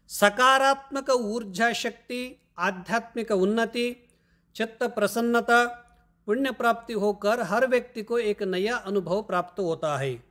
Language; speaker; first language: Hindi; non-native, local second language; Kannada